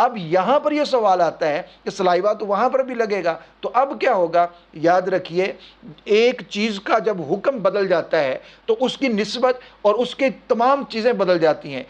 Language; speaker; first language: Urdu; native; Urdu